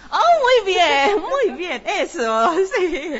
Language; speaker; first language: Spanish; non-native, learner; Korean